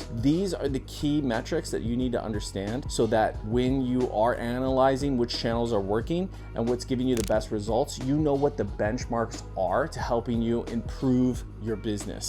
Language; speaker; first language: English; native; English